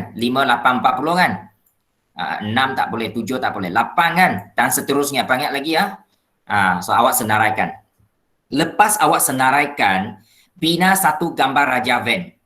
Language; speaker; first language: Malay; non-native, local second language; Chinese